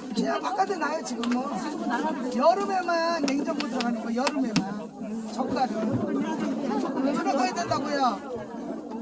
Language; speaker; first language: Korean; native; Korean